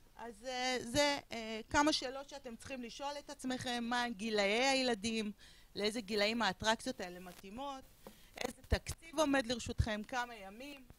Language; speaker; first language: Hebrew; non-native, fluent; Spanish